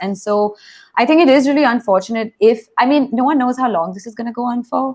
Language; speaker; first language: English; non-native, local second language; Hindi